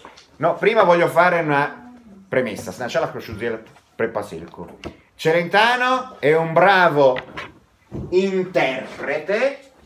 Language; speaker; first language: Italian; non-native, fluent; Russian